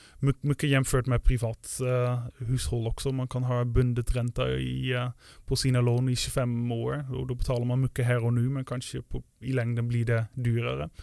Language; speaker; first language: Swedish; non-native, fluent; Dutch